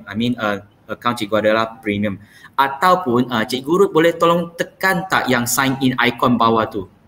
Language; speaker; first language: Malay; non-native, local second language; Chinese